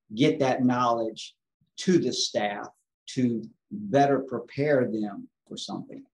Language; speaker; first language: English; native; English